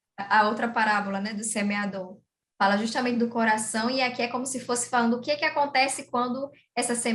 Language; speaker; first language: Portuguese; native; Portuguese